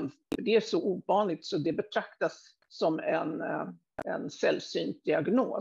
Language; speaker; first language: Swedish; native; Swedish